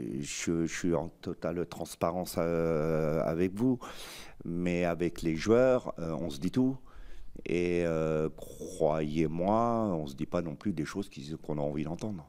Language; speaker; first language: French; native; French